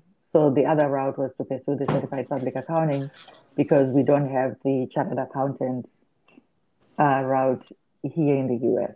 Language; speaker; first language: English; non-native, local second language; Shona